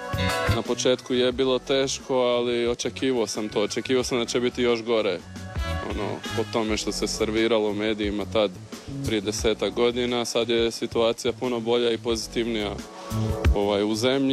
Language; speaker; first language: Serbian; early bilingual, heritage; Croatian